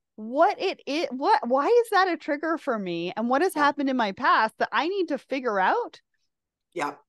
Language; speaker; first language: English; native; English